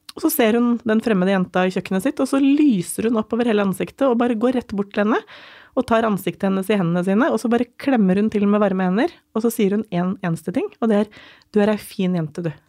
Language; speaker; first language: Norwegian; native; Norwegian